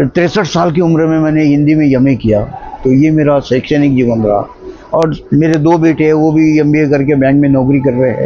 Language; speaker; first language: Hindi; non-native, local second language; Marathi